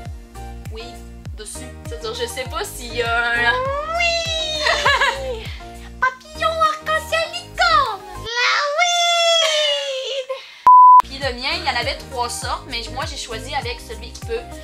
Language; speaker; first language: French; native; French